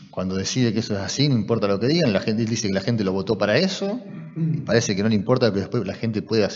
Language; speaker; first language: Spanish; native; Spanish